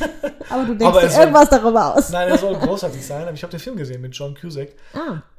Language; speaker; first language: German; early bilingual, other home language; Polish